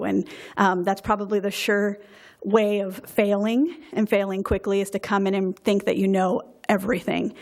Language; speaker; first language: English; native; English